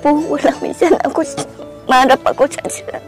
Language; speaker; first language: Filipino; non-native, learner; Vietnamese